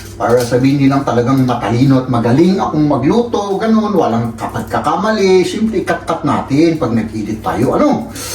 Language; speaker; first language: Filipino; native; Filipino